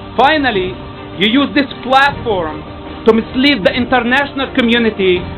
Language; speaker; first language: English; non-native, fluent; Arabic